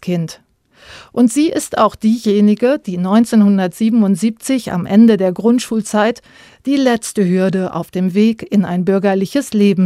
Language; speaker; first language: German; native; German